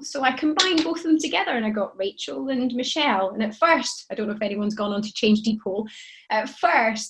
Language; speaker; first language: English; native; English